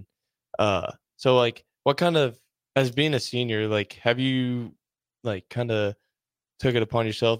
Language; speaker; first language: English; native; English